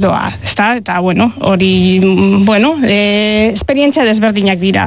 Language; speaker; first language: Basque; non-native, local second language; Spanish